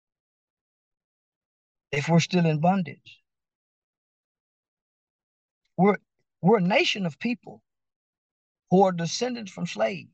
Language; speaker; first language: English; native; English